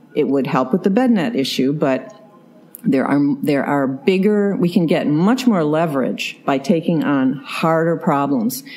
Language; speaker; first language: English; native; English